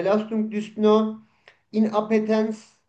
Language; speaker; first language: German; non-native, learner; Turkish